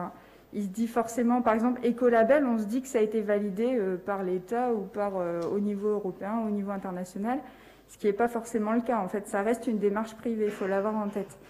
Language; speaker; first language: French; native; French